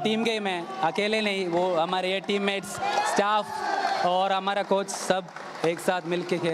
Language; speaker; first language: Hindi; non-native, local second language; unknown